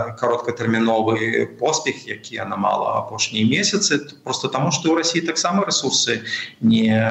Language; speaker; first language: Belarusian; non-native, local second language; Russian